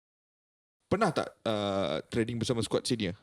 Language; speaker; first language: Malay; native; Malay